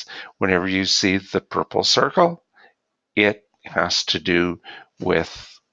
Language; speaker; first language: English; native; English